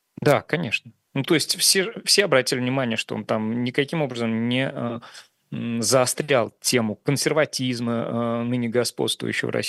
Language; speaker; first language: Russian; native; Russian